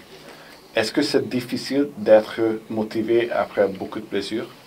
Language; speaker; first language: French; non-native, fluent; Hungarian